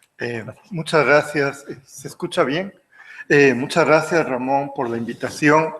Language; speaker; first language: Spanish; native; Spanish